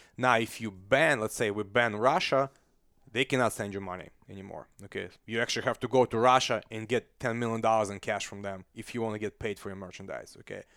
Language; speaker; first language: English; non-native, fluent; Kazakh